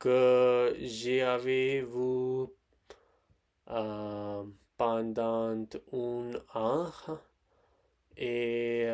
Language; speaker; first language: French; non-native, learner; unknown